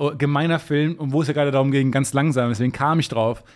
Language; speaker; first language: German; native; German